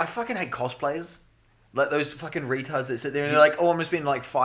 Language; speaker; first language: English; native; English